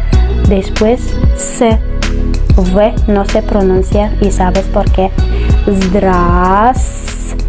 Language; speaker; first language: Spanish; non-native, fluent; Russian